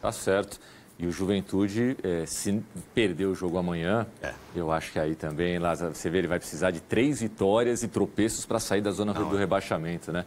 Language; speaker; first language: Portuguese; native; Portuguese